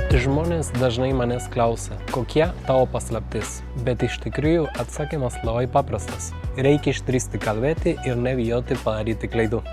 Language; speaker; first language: Lithuanian; non-native, fluent; Spanish